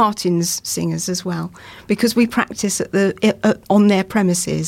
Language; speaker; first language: English; native; English